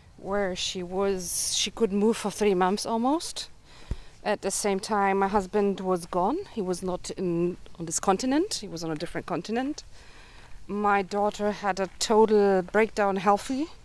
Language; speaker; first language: English; early bilingual, heritage; German